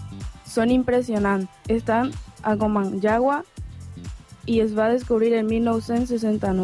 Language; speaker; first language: Catalan; non-native, learner; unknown